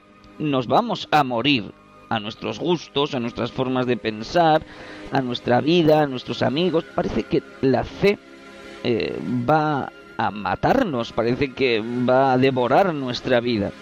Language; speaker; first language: Spanish; native; Spanish